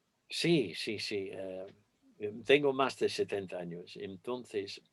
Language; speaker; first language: Spanish; non-native, fluent; English